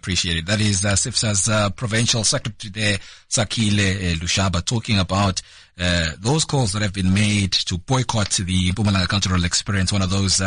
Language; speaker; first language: English; non-native, local second language; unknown